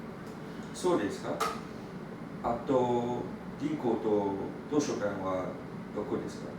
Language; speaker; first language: Japanese; non-native, learner; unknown